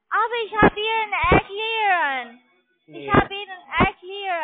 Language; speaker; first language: German; non-native, learner; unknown